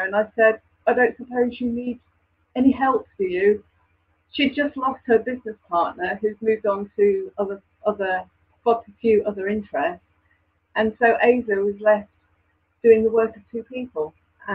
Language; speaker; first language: English; native; English